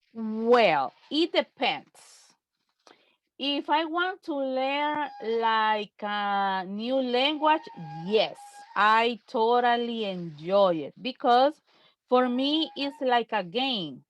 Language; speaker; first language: English; non-native, fluent; Spanish